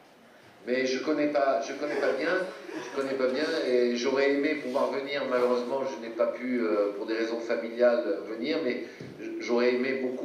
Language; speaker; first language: French; native; French